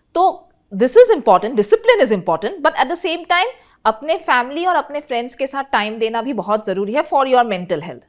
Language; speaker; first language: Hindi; non-native, local second language; Assamese